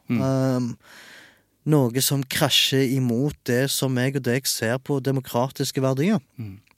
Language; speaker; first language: Norwegian; early bilingual, other home language; Arabic